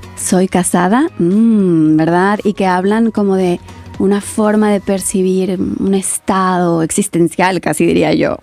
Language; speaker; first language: Spanish; native; Spanish